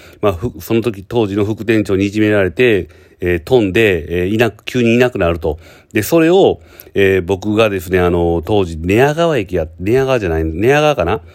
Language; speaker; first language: Japanese; native; Japanese